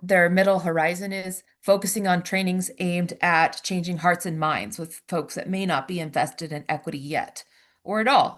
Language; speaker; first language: English; native; English